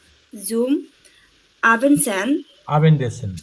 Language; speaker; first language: German; non-native, learner; Bangla